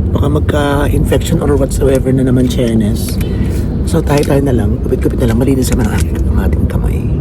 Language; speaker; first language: Filipino; native; Filipino